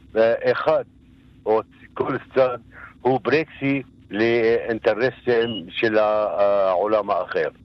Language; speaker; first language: Hebrew; non-native, local second language; Arabic